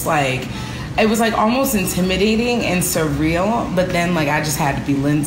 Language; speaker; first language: English; native; English